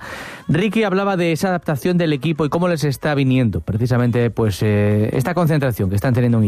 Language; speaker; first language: Spanish; native; Spanish